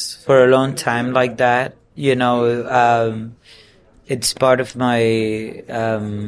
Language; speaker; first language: English; non-native, fluent; Spanish